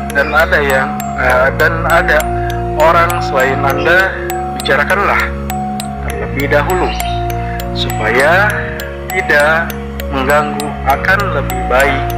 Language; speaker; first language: Indonesian; non-native, local second language; Sundanese